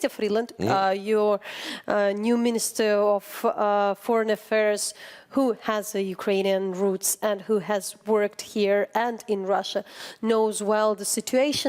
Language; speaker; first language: English; non-native, fluent; Ukrainian